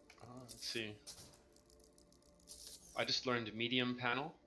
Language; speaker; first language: English; native; English